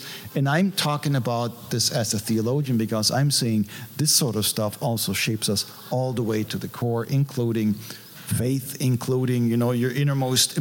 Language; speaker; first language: English; non-native, fluent; German